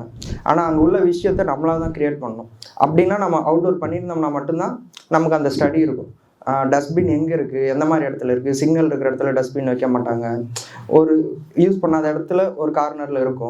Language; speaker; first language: Tamil; native; Tamil